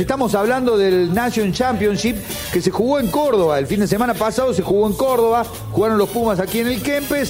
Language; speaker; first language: Spanish; native; Spanish